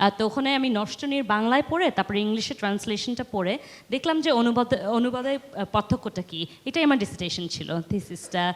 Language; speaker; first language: Bangla; early bilingual, heritage; Bangla